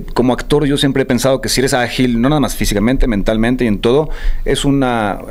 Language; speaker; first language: Spanish; native; Spanish